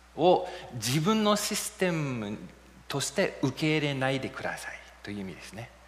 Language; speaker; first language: Japanese; non-native, fluent; English